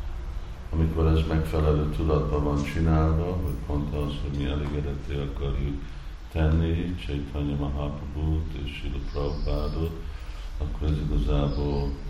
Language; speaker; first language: Hungarian; non-native, fluent; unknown